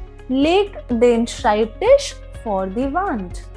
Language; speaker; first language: German; non-native, fluent; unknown